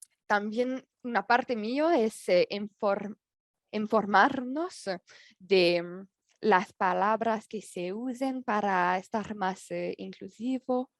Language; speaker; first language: Spanish; non-native, learner; French